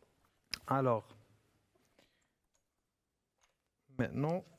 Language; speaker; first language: French; non-native, fluent; German